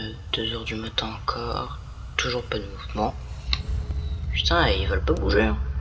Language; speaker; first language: French; native; French